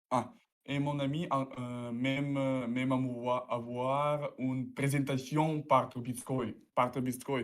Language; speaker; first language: French; non-native, learner; Russian